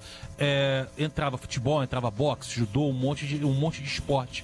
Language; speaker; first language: Portuguese; native; Portuguese